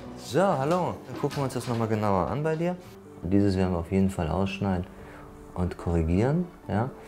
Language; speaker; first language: German; native; German